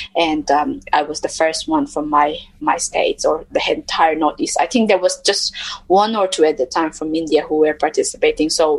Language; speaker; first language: English; non-native, local second language; Mizo